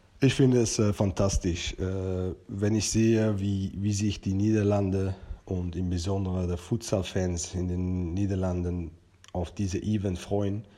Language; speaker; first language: German; non-native, fluent; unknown